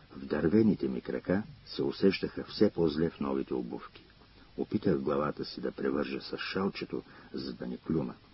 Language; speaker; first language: Bulgarian; native; Bulgarian